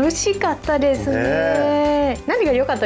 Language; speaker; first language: Japanese; non-native, fluent; Vietnamese